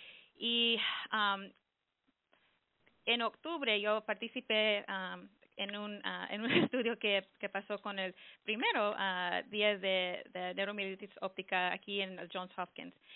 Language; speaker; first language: Spanish; early bilingual, heritage; English